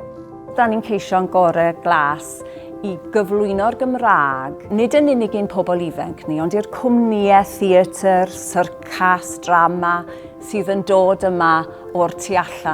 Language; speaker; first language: Welsh; native; Welsh